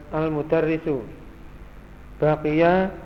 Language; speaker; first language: Arabic; non-native, learner; Indonesian